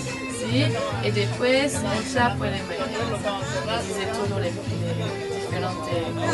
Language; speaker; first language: Spanish; non-native, learner; French